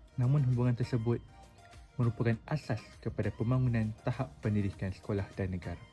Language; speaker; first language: Malay; native; Malay